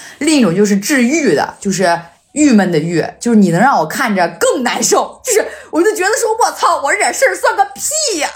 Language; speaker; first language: Chinese; native; Chinese